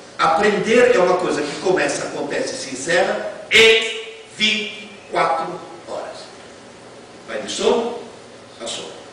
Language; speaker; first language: Portuguese; non-native, fluent; Italian